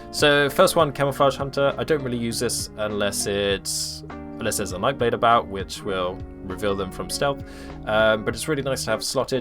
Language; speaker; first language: English; native; English